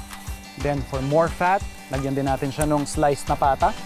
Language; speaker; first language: Filipino; native; Filipino